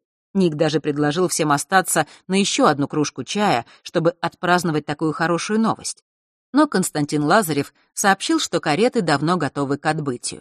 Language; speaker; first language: Russian; native; Russian